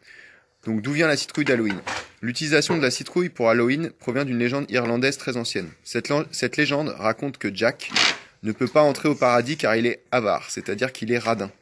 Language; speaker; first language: French; native; French